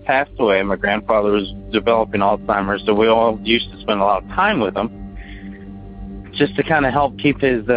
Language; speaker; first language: English; native; English